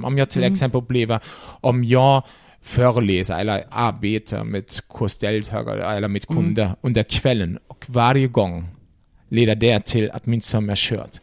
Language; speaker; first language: Swedish; non-native, fluent; German